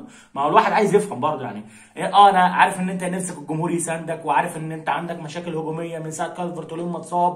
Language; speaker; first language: Arabic; native; Arabic